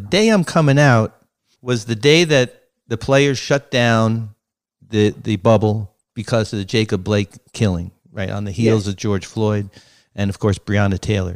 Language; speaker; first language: English; native; English